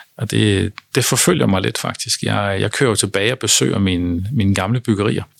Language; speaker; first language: Danish; native; Danish